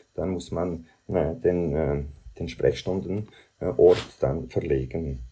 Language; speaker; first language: German; native; German